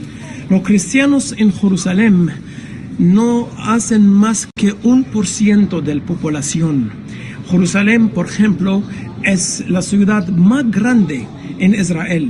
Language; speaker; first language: Spanish; non-native, fluent; Arabic